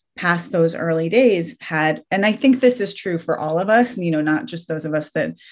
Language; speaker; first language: English; early bilingual, other home language; Persian